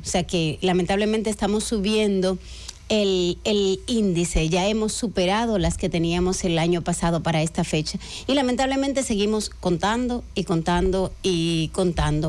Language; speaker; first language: Spanish; native; Spanish